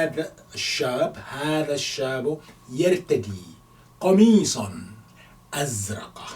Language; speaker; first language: Arabic; non-native, fluent; English